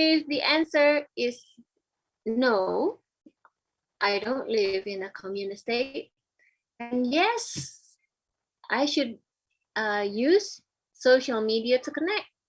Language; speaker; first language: English; non-native, fluent; Indonesian